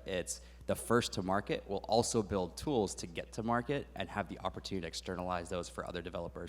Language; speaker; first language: English; native; English